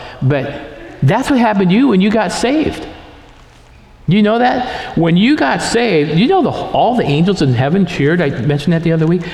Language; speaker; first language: English; native; English